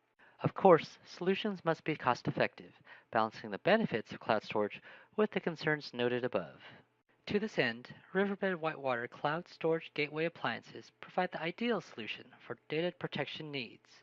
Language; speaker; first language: English; native; English